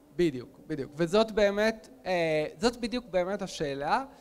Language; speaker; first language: Hebrew; native; Hebrew